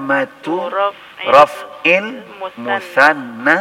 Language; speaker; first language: Arabic; non-native, fluent; Indonesian